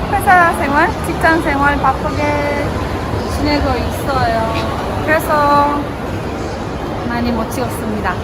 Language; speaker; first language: Korean; non-native, fluent; Romanian